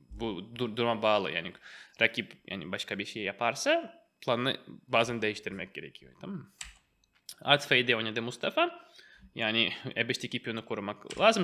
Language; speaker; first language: Turkish; non-native, fluent; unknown